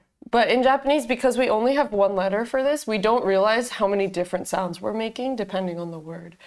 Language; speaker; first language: English; native; English